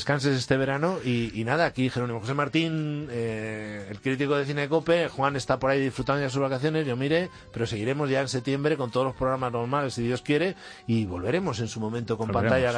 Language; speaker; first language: Spanish; native; Spanish